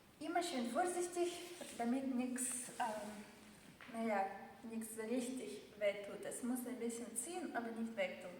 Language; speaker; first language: German; non-native, fluent; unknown